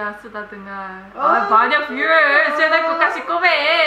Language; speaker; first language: Indonesian; non-native, learner; Korean